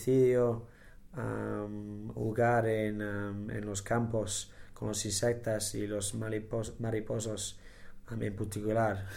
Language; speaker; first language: Spanish; non-native, learner; English